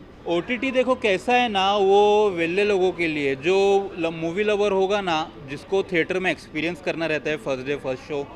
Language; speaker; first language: Hindi; native; Hindi